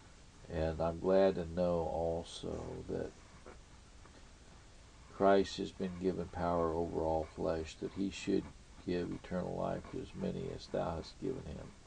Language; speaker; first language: English; native; English